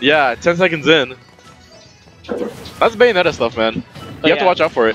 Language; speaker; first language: English; native; English